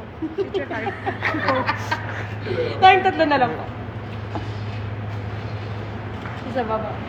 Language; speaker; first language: Filipino; non-native, learner; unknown